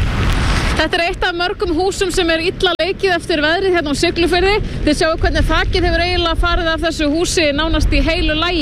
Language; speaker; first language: Icelandic; native; Icelandic